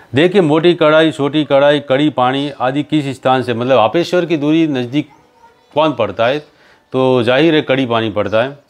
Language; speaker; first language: Hindi; native; Hindi